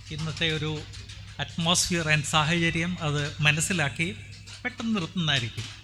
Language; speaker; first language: Malayalam; non-native, local second language; Hindi